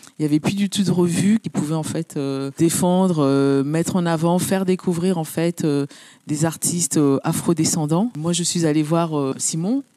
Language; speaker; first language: French; early bilingual, other home language; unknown